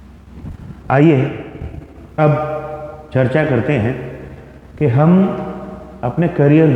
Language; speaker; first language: Hindi; native; Hindi